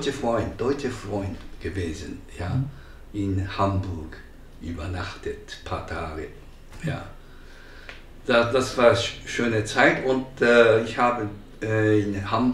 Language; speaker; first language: German; non-native, learner; Japanese